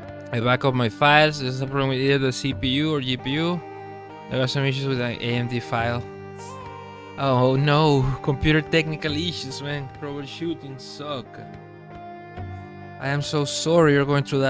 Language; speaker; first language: English; early bilingual, other home language; Spanish